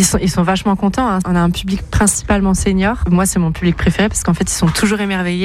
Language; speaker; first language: French; native; French